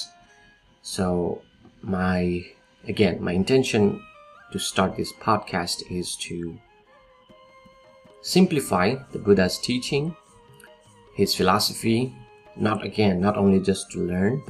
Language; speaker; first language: English; non-native, local second language; Nepali